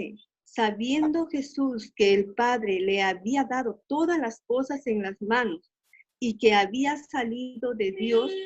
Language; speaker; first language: Spanish; native; Spanish